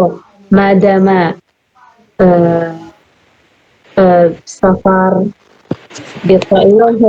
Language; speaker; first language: Arabic; non-native, learner; Indonesian